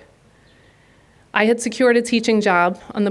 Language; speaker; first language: English; native; English